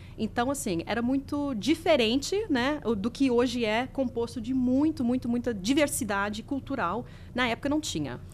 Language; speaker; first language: Portuguese; early bilingual, heritage; Portuguese